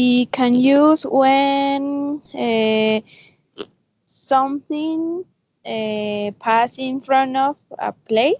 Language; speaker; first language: English; non-native, learner; Spanish